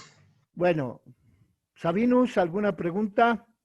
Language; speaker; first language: Spanish; native; Spanish